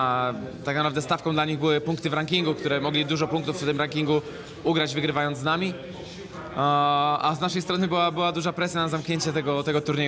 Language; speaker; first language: Polish; native; Polish